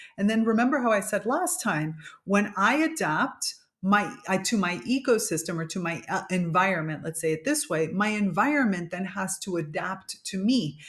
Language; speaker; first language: English; native; English